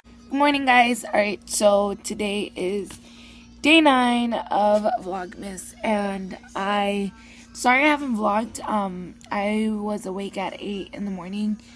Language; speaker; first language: English; early bilingual, other home language; Spanish